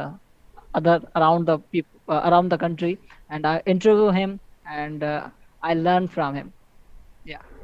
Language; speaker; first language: English; non-native, learner; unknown